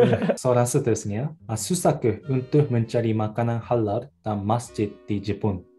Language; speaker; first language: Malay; non-native, learner; Japanese